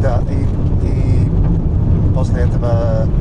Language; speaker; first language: Russian; non-native, learner; English